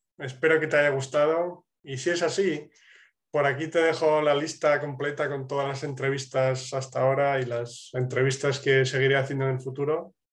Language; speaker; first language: Spanish; native; Spanish